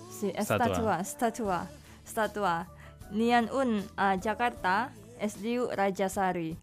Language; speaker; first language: Catalan; non-native, learner; Indonesian